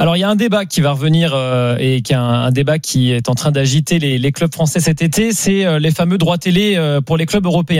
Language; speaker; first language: French; native; French